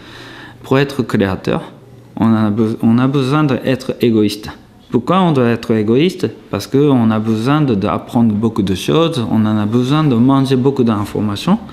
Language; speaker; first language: French; non-native, fluent; Japanese